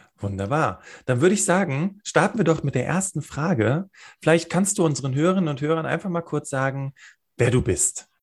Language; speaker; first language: German; native; German